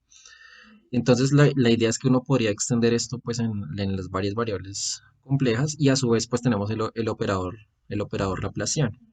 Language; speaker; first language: Spanish; native; Spanish